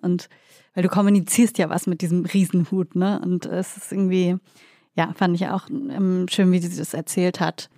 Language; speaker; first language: German; native; German